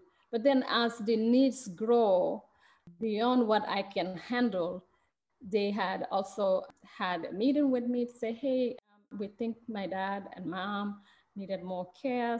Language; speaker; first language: English; non-native, local second language; Mandingo